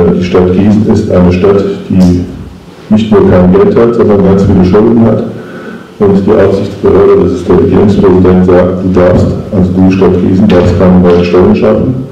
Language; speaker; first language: German; native; German